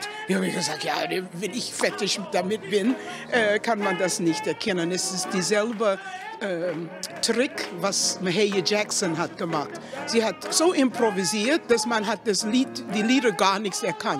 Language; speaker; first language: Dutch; non-native, learner; English